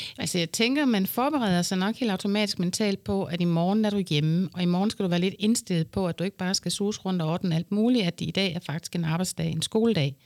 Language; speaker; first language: Danish; native; Danish